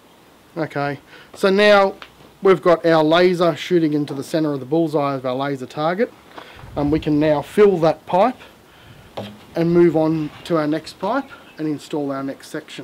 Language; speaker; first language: English; native; English